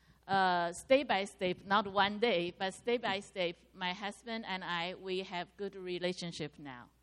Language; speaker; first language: English; non-native, learner; Chinese